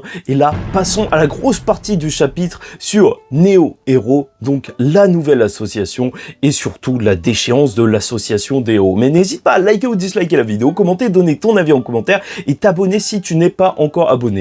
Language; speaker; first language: French; native; French